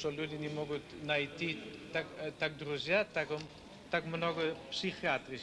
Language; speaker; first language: Russian; non-native, learner; Dutch